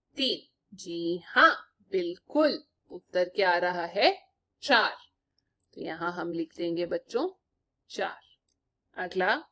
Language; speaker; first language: Hindi; native; Hindi